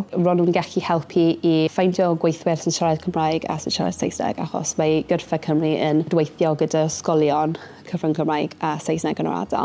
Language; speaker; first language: Welsh; non-native, local second language; English